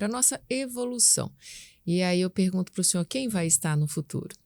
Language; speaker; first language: Portuguese; native; Portuguese